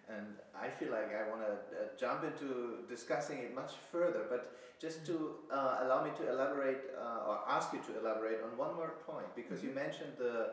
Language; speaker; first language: English; non-native, fluent; German